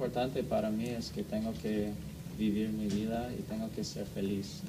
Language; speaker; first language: Spanish; non-native, learner; English